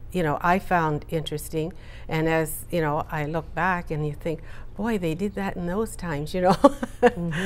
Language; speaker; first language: English; native; English